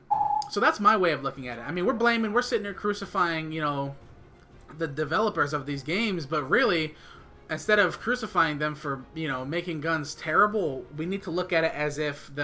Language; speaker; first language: English; native; English